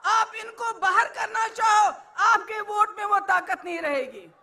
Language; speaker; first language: Hindi; native; Hindi